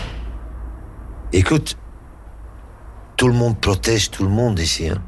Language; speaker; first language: French; non-native, local second language; Dutch